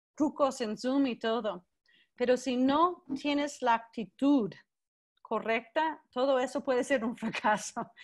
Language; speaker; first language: Spanish; non-native, fluent; English